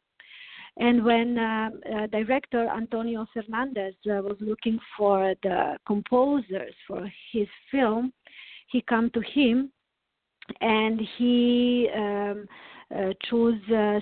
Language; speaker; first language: English; non-native, learner; Serbian